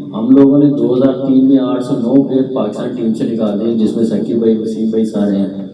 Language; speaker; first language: Urdu; non-native, local second language; Punjabi